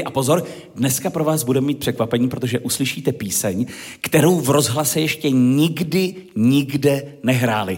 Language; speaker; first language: Czech; native; Czech